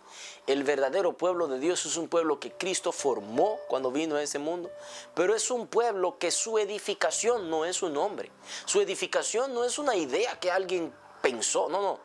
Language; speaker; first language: Spanish; native; Spanish